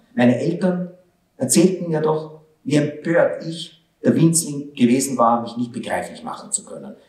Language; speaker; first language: German; early bilingual, other home language; Hebrew